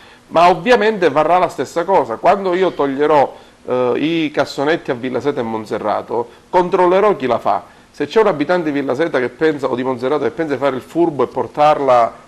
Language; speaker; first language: Italian; native; Italian